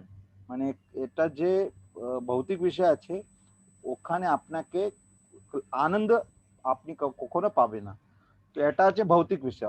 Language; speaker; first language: Bangla; non-native, learner; Hindi